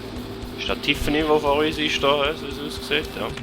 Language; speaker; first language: German; native; German